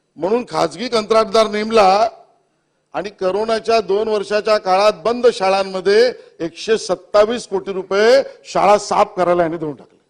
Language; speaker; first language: Marathi; native; Marathi